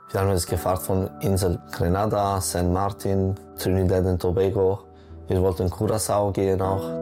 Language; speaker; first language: German; non-native, local second language; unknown